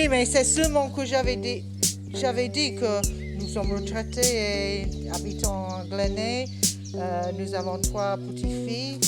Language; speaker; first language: French; non-native, learner; English